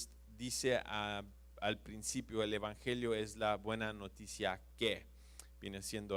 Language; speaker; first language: Spanish; non-native, fluent; English